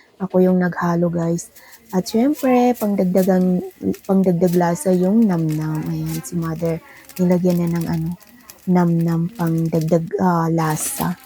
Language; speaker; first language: Filipino; non-native, local second language; Maguindanaon